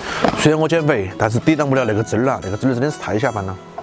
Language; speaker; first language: Chinese; native; Chinese